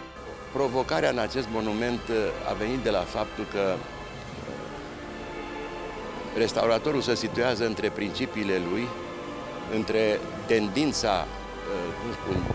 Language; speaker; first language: Romanian; native; Romanian